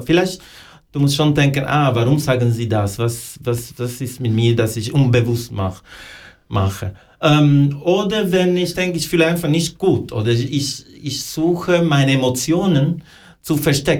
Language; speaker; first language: German; non-native, learner; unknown